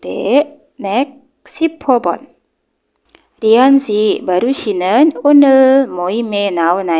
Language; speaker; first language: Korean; non-native, learner; Indonesian